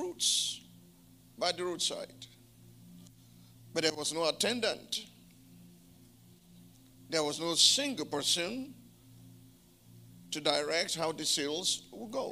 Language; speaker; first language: English; non-native, local second language; Yoruba